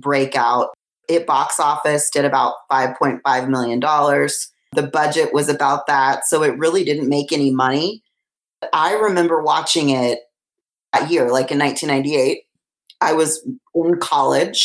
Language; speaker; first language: English; native; English